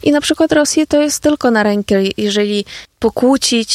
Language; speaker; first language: Polish; non-native, fluent; Ukrainian